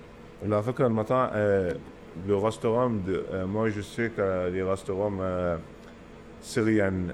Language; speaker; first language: French; non-native, learner; Arabic